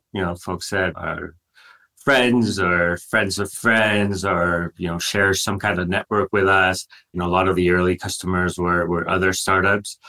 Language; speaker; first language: English; non-native, fluent; Spanish